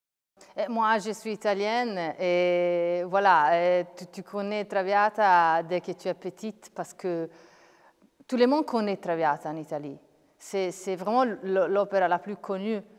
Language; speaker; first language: French; non-native, fluent; Italian